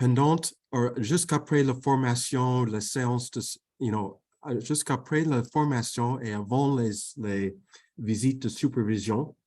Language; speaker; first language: French; non-native, fluent; English